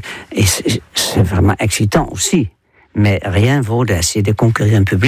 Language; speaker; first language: French; non-native, fluent; Dutch